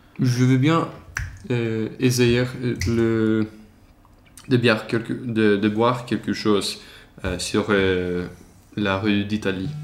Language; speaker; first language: French; non-native, learner; Swedish